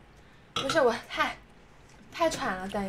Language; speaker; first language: Chinese; non-native, learner; Russian